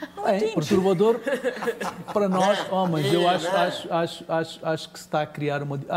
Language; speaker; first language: Portuguese; native; Portuguese